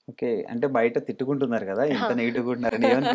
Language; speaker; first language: Telugu; native; Telugu